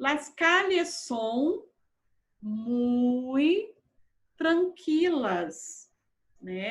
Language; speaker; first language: Spanish; non-native, fluent; Portuguese